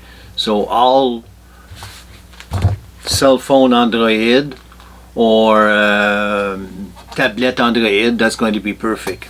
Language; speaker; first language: English; non-native, fluent; French